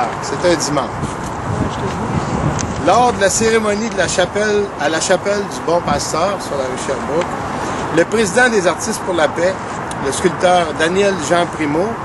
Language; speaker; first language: French; native; French